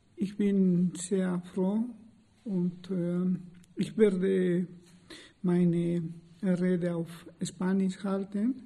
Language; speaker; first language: German; non-native, learner; Spanish